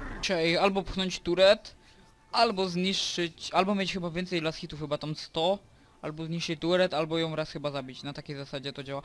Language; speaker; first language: Polish; native; Polish